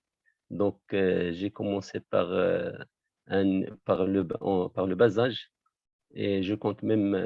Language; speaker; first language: French; non-native, local second language; Arabic